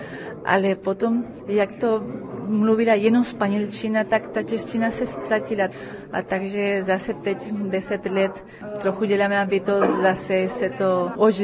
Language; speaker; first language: Czech; early bilingual, heritage; Spanish